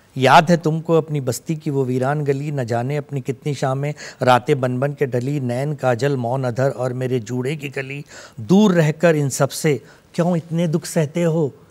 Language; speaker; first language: Hindi; non-native, local second language; Urdu